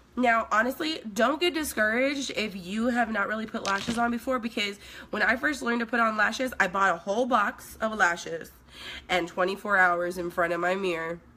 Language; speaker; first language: English; non-native, fluent; Swedish